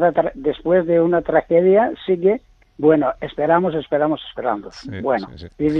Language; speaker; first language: Spanish; non-native, learner; Greek